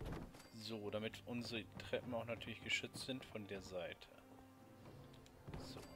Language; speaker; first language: German; native; German